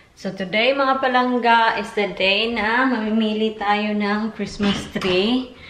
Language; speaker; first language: Filipino; native; Filipino